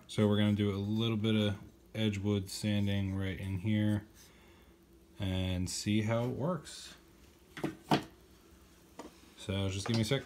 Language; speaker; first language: English; native; English